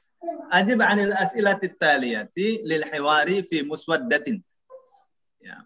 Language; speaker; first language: Arabic; non-native, fluent; Indonesian